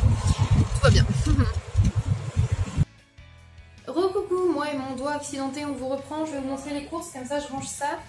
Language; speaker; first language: French; native; French